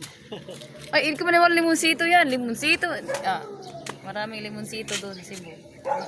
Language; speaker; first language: Filipino; non-native, local second language; Cebuano